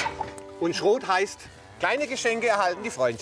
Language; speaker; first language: German; native; German